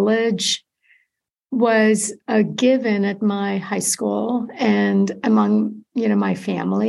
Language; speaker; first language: English; non-native, local second language; Malayalam